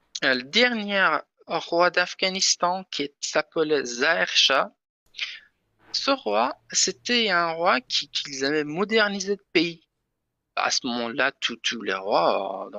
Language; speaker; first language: French; non-native, learner; Persian